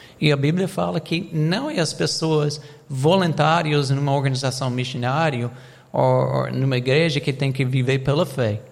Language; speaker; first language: Portuguese; non-native, fluent; English